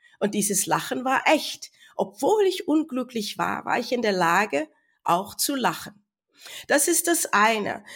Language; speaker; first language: German; non-native, fluent; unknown